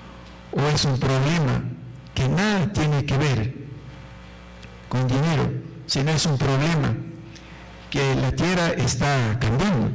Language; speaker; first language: Spanish; non-native, local second language; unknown